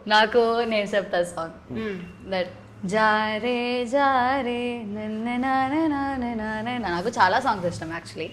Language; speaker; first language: Telugu; non-native, learner; Malayalam